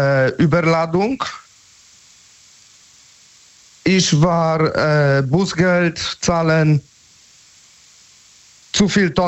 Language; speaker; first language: German; non-native, learner; Polish